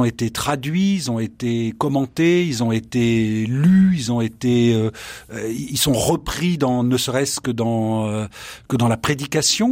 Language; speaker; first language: French; native; French